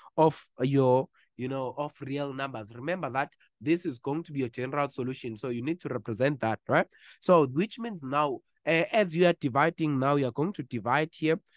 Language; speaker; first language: English; non-native, local second language; Zulu